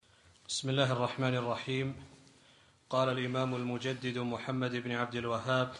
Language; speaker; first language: Arabic; native; Arabic